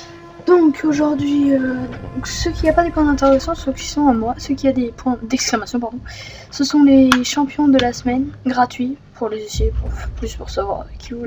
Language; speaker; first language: French; native; French